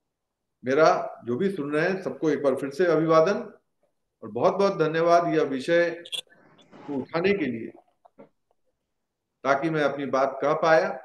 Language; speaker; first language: Hindi; native; Hindi